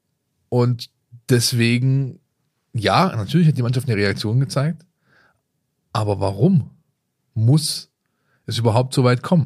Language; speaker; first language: German; native; German